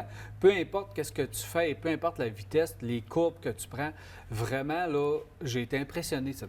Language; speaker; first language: French; native; French